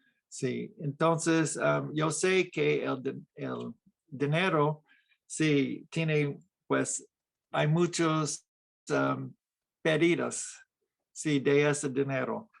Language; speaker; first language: Spanish; non-native, fluent; English